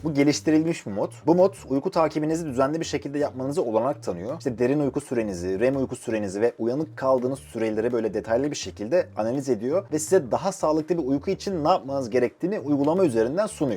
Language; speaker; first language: Turkish; native; Turkish